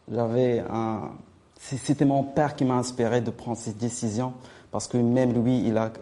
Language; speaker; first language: French; non-native, local second language; Arabic